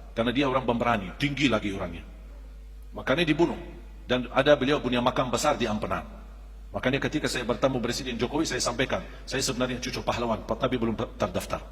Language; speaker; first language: Indonesian; non-native, fluent; Arabic